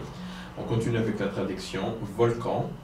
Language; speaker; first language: French; non-native, fluent; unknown